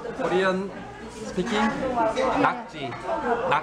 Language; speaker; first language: English; non-native, learner; Korean